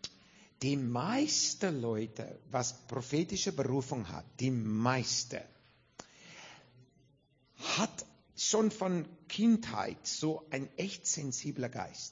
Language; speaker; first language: German; non-native, fluent; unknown